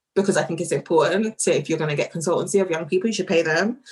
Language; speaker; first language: English; native; English